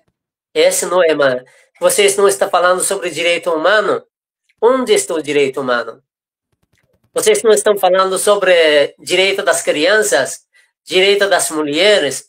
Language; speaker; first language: Portuguese; non-native, fluent; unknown